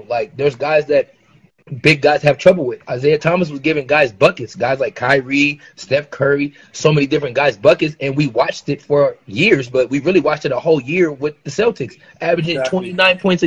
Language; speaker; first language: English; native; English